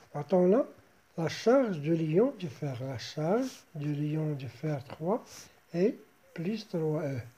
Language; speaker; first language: French; non-native, local second language; Arabic